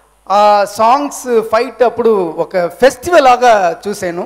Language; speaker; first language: Telugu; non-native, learner; Tamil